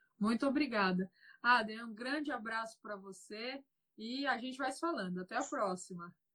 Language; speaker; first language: Portuguese; native; Portuguese